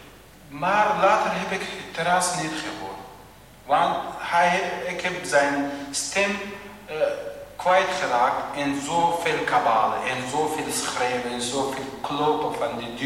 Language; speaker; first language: Dutch; non-native, fluent; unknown